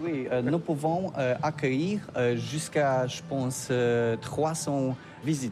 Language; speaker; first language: French; non-native, learner; Polish